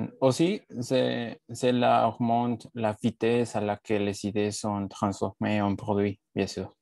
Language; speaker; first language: French; non-native, learner; Spanish